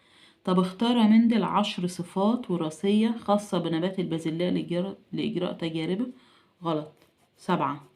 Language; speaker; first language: Arabic; native; Arabic